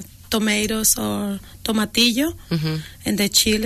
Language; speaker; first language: English; non-native, learner; Spanish